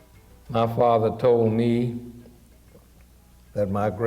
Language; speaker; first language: English; native; English